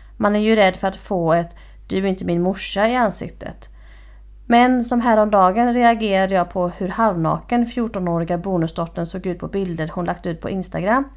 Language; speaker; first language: Swedish; native; Swedish